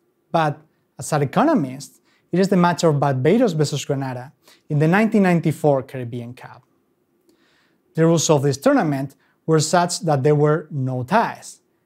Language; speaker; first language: English; non-native, fluent; Spanish